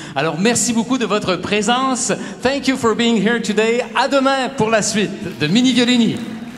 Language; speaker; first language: French; native; French